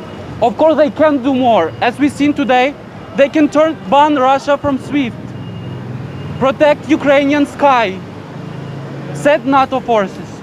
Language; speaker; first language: English; non-native, fluent; Ukrainian